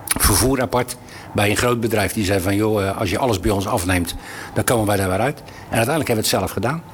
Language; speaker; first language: Dutch; native; Dutch